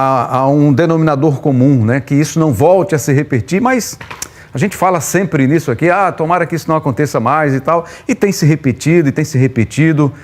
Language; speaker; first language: Portuguese; native; Portuguese